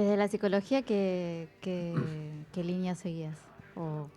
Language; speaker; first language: Spanish; native; Spanish